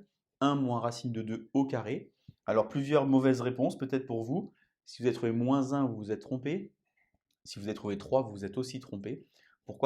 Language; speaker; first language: French; native; French